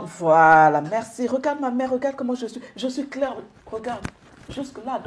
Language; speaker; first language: French; non-native, local second language; Lingala